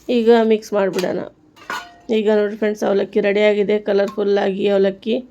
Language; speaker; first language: Kannada; non-native, local second language; Urdu